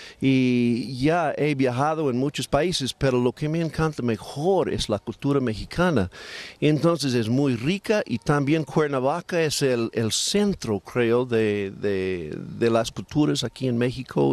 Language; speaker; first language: Spanish; non-native, learner; English